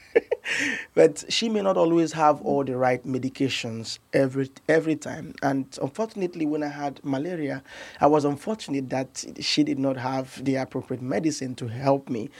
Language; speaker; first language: English; non-native, local second language; Igbo